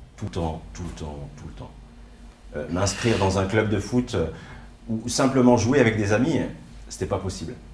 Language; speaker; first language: French; early bilingual, other home language; Riffian